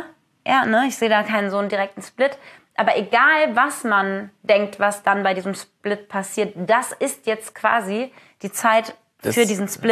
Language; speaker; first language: German; native; German